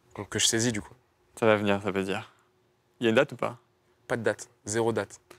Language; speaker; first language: French; native; French